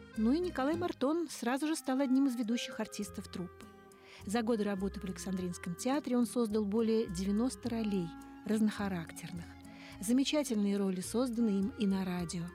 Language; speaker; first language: Russian; native; Russian